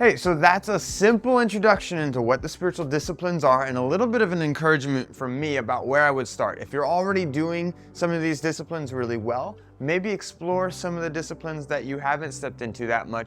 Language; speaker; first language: English; native; English